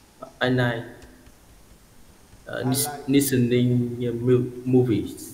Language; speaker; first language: English; non-native, learner; Vietnamese